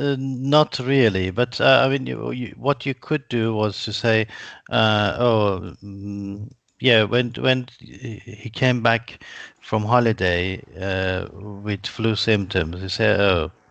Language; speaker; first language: English; non-native, fluent; Persian